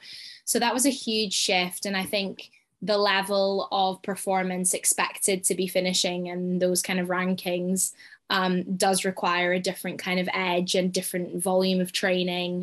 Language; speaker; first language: English; native; English